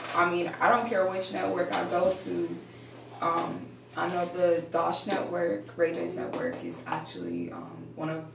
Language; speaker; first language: English; native; English